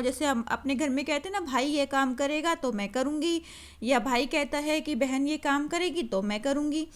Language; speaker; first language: Hindi; native; Hindi